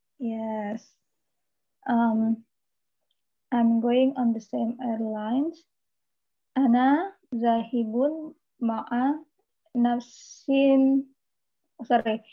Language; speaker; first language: English; non-native, learner; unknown